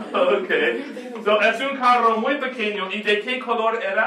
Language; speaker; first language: Spanish; non-native, fluent; English